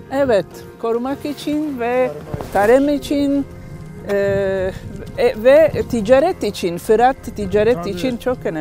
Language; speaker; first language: Turkish; non-native, learner; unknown